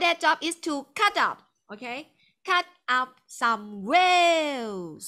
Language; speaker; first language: English; non-native, fluent; Thai